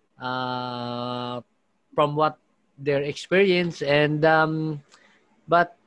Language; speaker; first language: English; non-native, local second language; Filipino